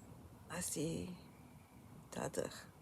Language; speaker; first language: Bulgarian; early bilingual, heritage; Bulgarian